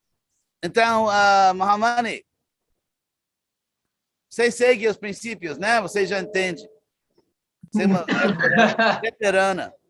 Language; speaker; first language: Portuguese; non-native, fluent; English